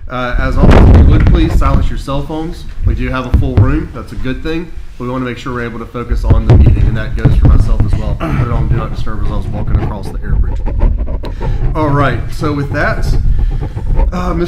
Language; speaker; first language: English; native; English